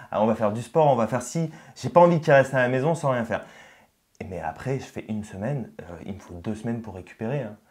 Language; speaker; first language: French; early bilingual, other home language; Russian